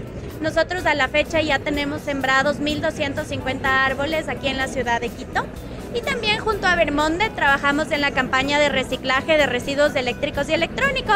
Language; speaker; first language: Spanish; native; Spanish